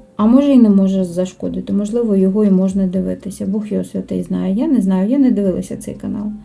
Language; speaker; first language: Ukrainian; non-native, local second language; Russian